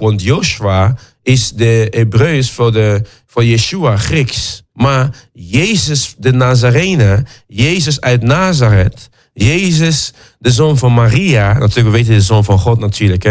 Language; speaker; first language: Dutch; non-native, fluent; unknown